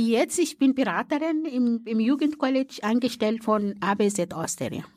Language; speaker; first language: German; non-native, fluent; Arabic